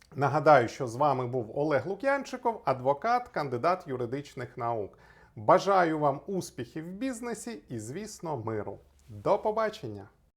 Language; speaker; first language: Ukrainian; non-native, local second language; Russian